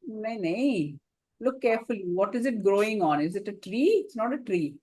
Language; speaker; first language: English; non-native, local second language; Hindi